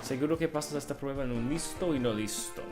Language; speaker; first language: Spanish; non-native, fluent; English